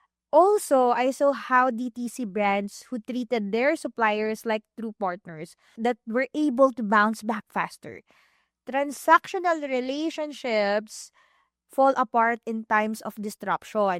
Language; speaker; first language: English; non-native, local second language; Filipino